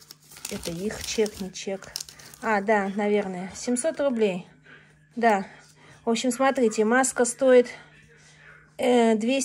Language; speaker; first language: Russian; native; Russian